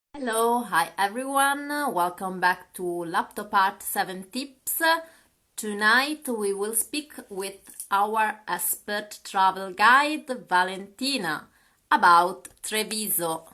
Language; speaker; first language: English; non-native, fluent; Italian